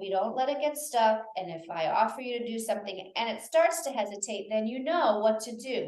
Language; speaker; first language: English; native; English